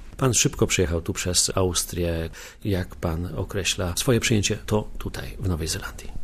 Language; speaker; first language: Polish; native; Polish